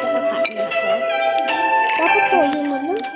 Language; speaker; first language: Filipino; non-native, local second language; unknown